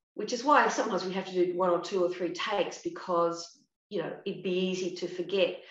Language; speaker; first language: English; native; English